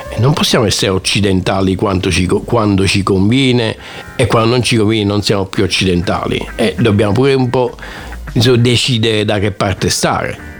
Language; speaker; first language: Italian; native; Italian